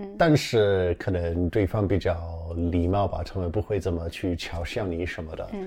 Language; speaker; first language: Chinese; non-native, fluent; English